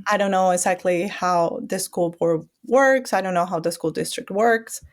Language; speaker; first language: English; non-native, fluent; Spanish